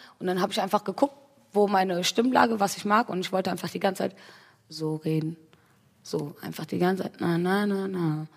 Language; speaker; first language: German; early bilingual, other home language; Tigrinya